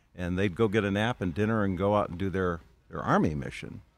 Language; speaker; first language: English; native; English